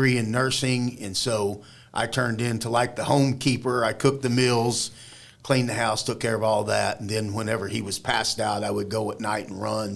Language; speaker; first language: English; native; English